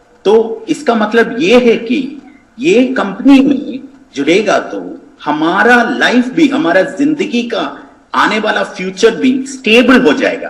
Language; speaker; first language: Hindi; non-native, fluent; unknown